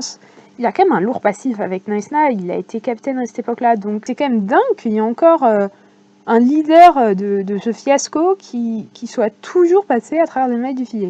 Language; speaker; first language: French; native; French